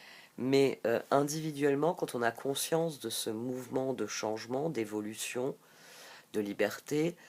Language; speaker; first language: French; native; French